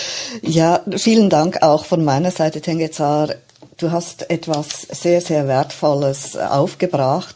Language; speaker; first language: German; native; German